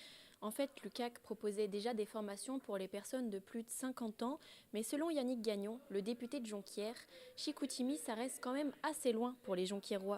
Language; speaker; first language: French; native; French